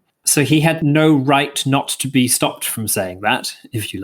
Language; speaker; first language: English; native; English